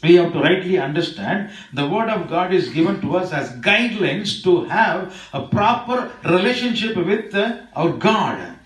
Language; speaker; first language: English; non-native, local second language; Tamil